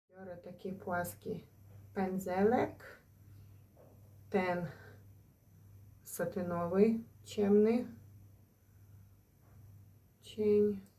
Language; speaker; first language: Polish; non-native, fluent; Ukrainian